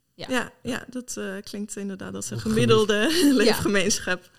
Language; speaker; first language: Dutch; non-native, fluent; Swedish